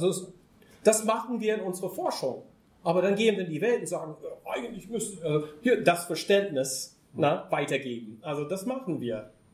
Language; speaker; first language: German; non-native, fluent; English